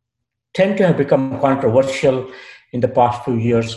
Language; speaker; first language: English; non-native, local second language; Kannada